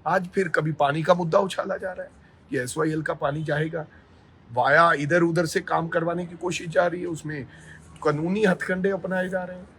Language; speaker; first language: Hindi; non-native, local second language; Punjabi